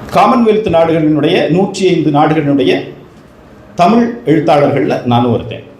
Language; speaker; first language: Tamil; native; Tamil